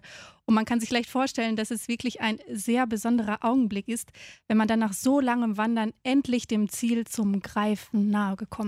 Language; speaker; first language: German; native; German